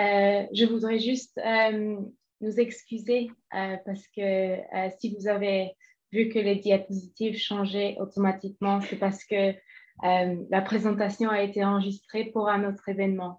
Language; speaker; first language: French; non-native, fluent; English